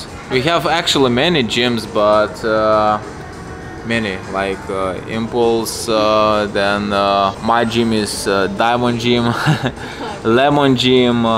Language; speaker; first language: English; non-native, fluent; Lithuanian